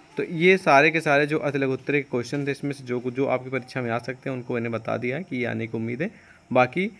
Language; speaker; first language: Hindi; native; Hindi